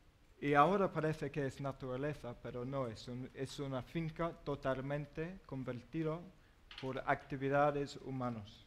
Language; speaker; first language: Spanish; non-native, learner; English